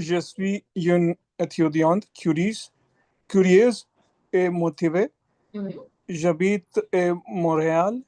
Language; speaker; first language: French; non-native, learner; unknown